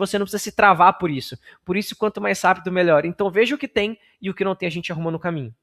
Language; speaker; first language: Portuguese; native; Portuguese